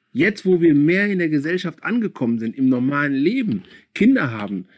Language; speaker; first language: German; early bilingual, other home language; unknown